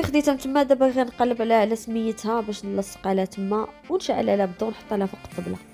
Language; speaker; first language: Arabic; native; Arabic